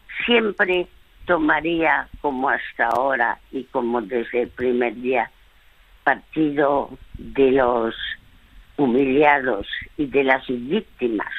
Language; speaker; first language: Spanish; early bilingual, other home language; French